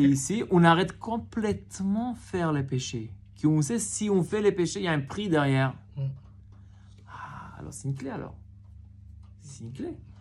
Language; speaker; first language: French; non-native, fluent; Hebrew